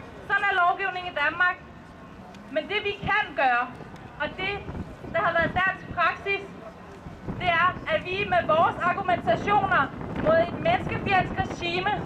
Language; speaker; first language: Danish; early bilingual, other home language; Persian